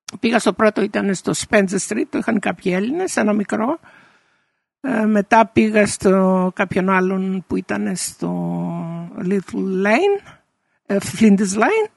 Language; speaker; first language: Greek; native; Greek